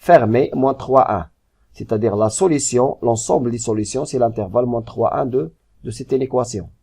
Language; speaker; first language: French; non-native, local second language; Arabic